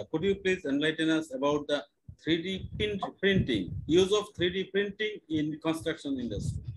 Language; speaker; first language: English; non-native, local second language; Bangla